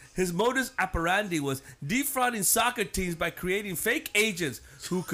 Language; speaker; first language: English; native; English